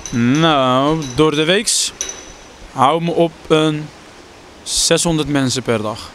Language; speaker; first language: Dutch; native; Dutch